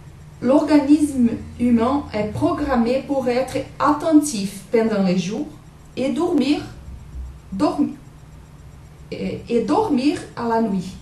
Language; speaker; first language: French; non-native, learner; Portuguese